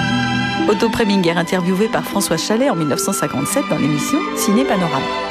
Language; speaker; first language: French; native; French